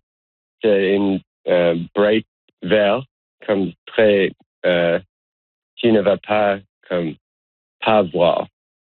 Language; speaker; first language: French; non-native, learner; English